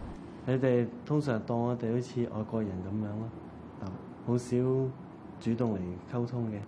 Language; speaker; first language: Cantonese; early bilingual, other home language; Thai